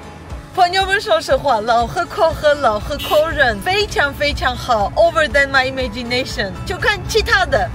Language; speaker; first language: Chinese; non-native, learner; Armenian